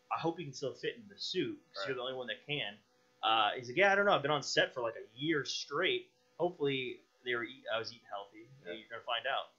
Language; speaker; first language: English; native; English